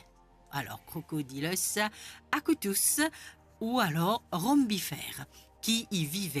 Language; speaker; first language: French; non-native, local second language; Morisyen